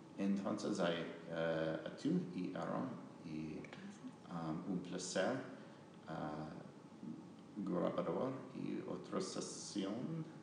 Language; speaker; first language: Spanish; non-native, learner; English